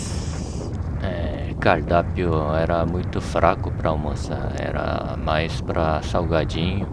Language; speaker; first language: Portuguese; non-native, fluent; Korean